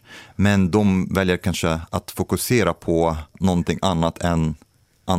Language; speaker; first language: Swedish; non-native, fluent; Arabic